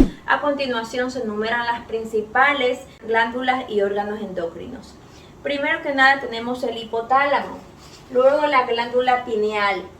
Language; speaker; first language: Spanish; native; Spanish